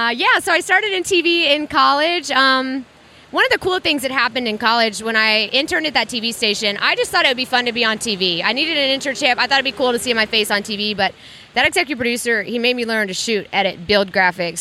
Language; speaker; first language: English; native; English